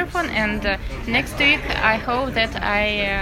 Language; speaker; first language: English; non-native, fluent; Russian